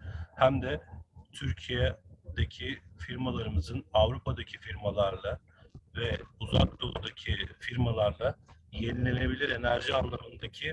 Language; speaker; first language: Turkish; native; Turkish